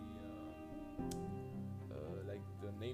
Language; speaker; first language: English; non-native, fluent; Italian